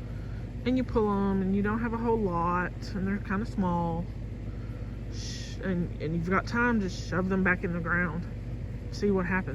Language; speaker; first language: English; native; English